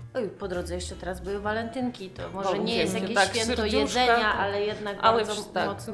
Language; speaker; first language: Polish; native; Polish